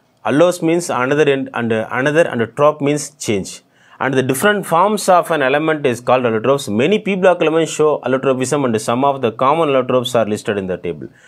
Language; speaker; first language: English; non-native, local second language; Tamil